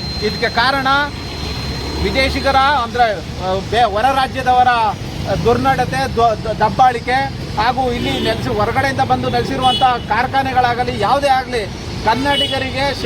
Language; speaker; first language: Kannada; native; Kannada